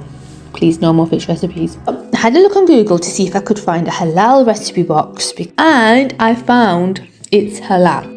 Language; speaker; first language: English; native; English